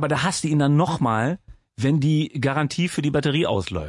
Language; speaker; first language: German; native; German